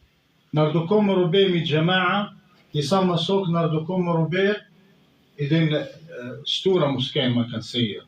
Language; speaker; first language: Swedish; non-native, fluent; Arabic